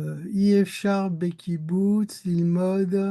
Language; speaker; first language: Hebrew; non-native, learner; French